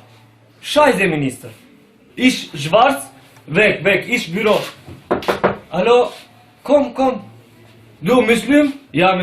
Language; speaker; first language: German; non-native, learner; Albanian